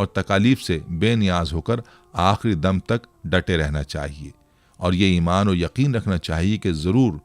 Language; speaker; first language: Urdu; native; Urdu